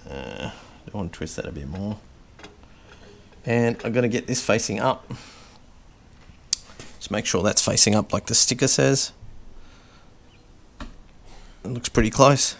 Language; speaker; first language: English; native; English